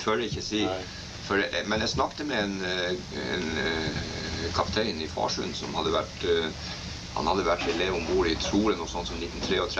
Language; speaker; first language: Norwegian; native; Norwegian